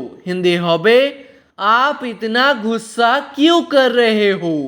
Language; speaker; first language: Hindi; non-native, local second language; Bangla